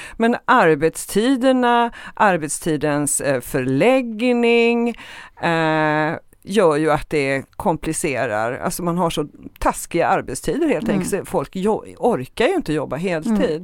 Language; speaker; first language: Swedish; native; Swedish